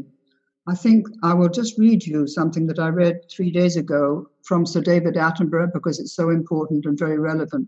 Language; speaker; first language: English; native; English